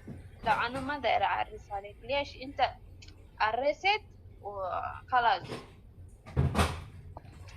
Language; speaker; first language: Arabic; non-native, learner; Oromo